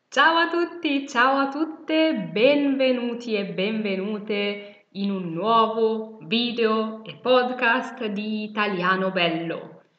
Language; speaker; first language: Italian; native; Italian